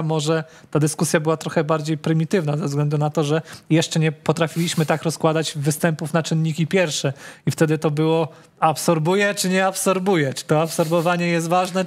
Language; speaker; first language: Polish; native; Polish